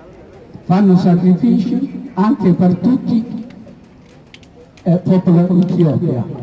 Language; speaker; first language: Italian; non-native, learner; Oromo